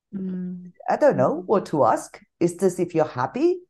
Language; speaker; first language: English; non-native, fluent; Spanish